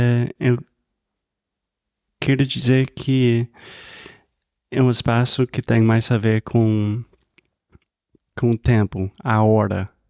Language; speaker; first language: Portuguese; non-native, fluent; English